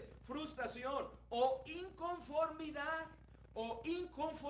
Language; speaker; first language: Spanish; native; Spanish